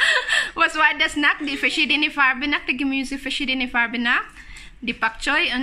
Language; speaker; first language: German; non-native, learner; Cebuano